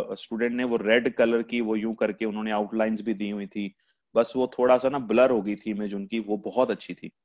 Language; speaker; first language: Urdu; non-native, local second language; Punjabi